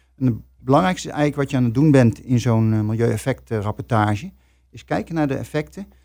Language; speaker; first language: English; non-native, fluent; Dutch